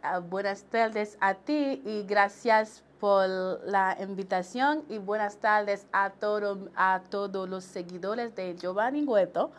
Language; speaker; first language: Spanish; non-native, local second language; Haitian Creole